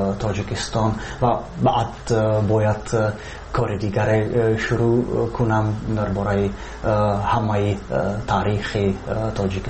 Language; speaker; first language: Tajik; non-native, fluent; Czech